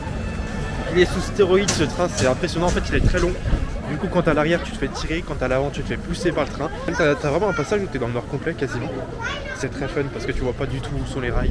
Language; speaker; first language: French; native; French